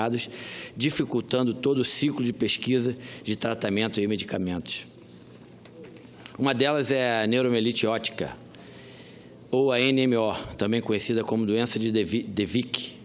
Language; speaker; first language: Portuguese; native; Portuguese